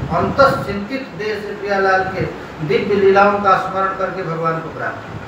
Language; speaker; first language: Hindi; non-native, local second language; Bangla